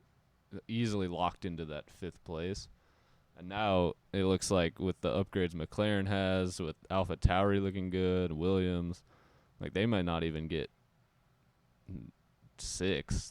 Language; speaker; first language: English; native; English